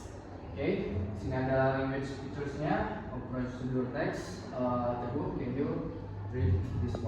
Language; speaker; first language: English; non-native, learner; Indonesian